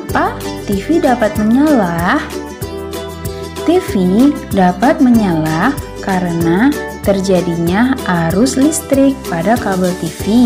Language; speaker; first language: Indonesian; native; Indonesian